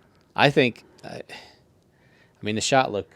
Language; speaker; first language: English; native; English